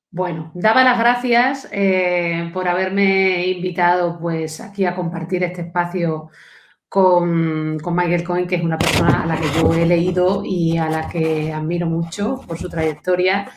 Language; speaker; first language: Spanish; native; Spanish